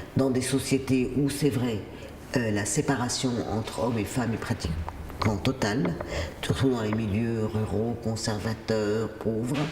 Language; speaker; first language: French; non-native, fluent; Arabic